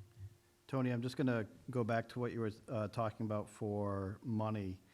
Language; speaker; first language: English; native; English